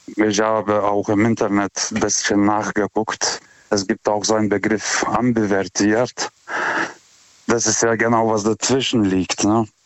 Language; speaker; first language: German; non-native, fluent; Lithuanian